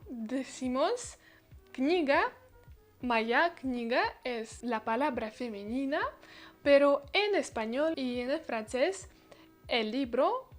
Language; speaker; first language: Spanish; non-native, learner; Russian